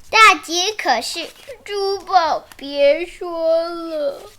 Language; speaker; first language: Chinese; early bilingual, heritage; Chinese